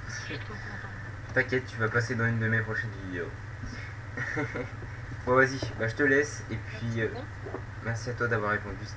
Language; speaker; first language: French; native; French